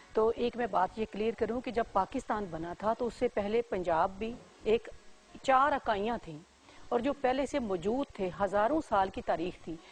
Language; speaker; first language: Urdu; non-native, local second language; Punjabi